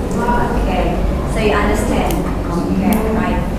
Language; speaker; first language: English; non-native, learner; Indonesian